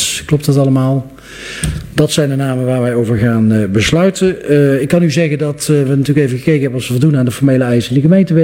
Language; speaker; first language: Dutch; native; Dutch